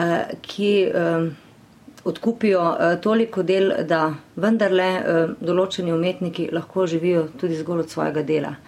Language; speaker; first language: Slovenian; native; Slovenian